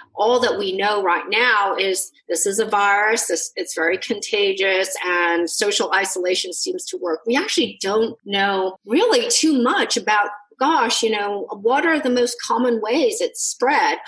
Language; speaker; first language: English; non-native, local second language; Cantonese